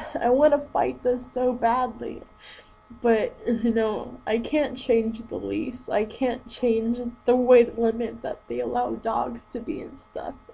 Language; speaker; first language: English; native; English